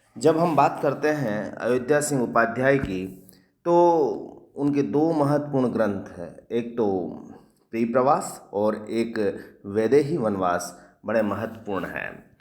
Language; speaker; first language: Hindi; native; Hindi